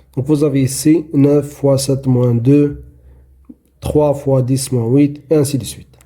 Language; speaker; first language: French; non-native, local second language; Arabic